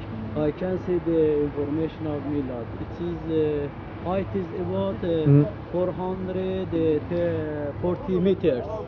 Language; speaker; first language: English; non-native, learner; Persian